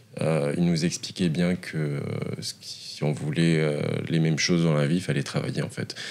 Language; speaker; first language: French; non-native, local second language; Arabic